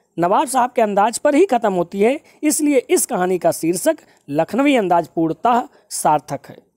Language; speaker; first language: Hindi; native; Hindi